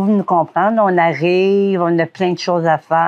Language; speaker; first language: French; native; French